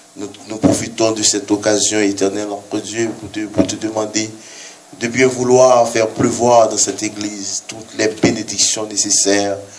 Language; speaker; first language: French; non-native, local second language; Haitian Creole